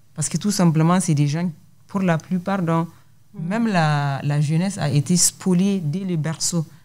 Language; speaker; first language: French; non-native, local second language; Hausa